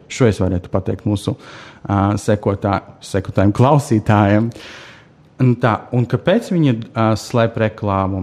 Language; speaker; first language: Latvian; non-native, local second language; Russian